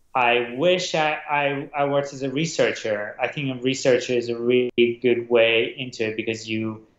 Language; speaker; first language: English; non-native, fluent; Russian